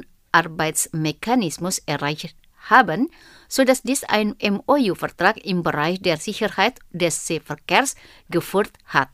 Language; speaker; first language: German; non-native, fluent; Indonesian